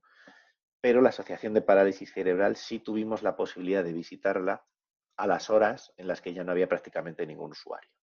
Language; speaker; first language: Spanish; native; Spanish